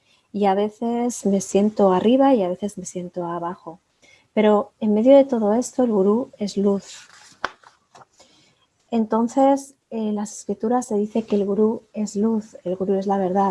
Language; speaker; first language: Spanish; native; Spanish